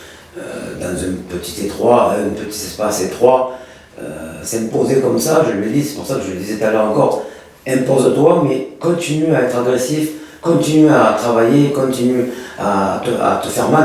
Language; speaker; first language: French; native; French